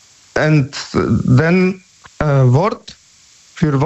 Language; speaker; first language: German; non-native, learner; Polish